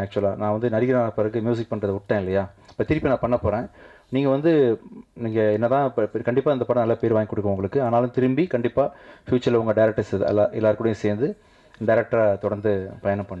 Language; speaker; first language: Tamil; native; Tamil